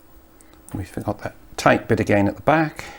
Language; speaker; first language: English; native; English